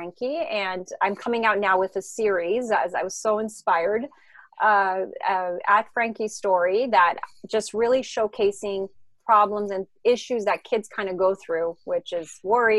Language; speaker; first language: English; non-native, fluent; French